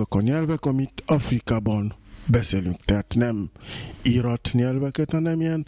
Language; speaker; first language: Hungarian; non-native, fluent; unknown